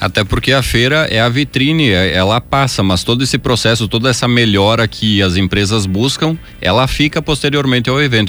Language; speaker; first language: Portuguese; native; Portuguese